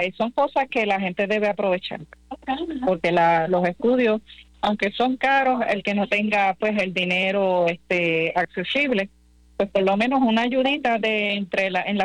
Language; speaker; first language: Spanish; native; Spanish